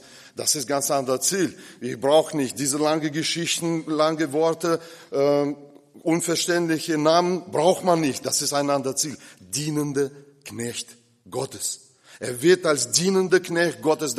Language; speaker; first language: German; non-native, fluent; Russian